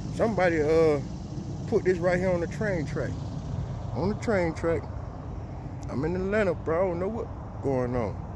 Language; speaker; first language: English; native; English